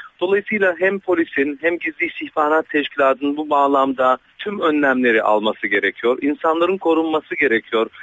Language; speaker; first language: Turkish; early bilingual, other home language; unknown